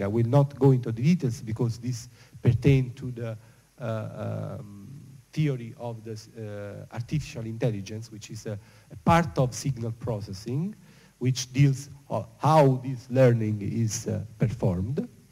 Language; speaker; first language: English; non-native, fluent; Italian